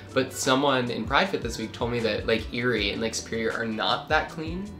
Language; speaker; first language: English; native; English